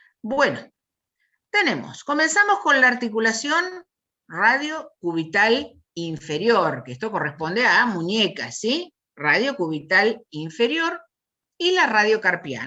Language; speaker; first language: Spanish; native; Spanish